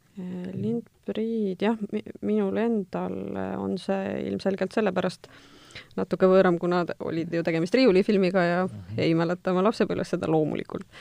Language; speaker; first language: Estonian; native; Estonian